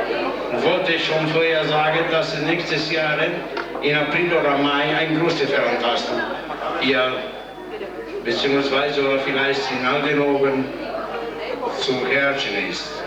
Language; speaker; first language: German; non-native, fluent; Italian